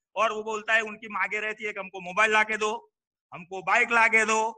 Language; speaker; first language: Hindi; non-native, local second language; Gujarati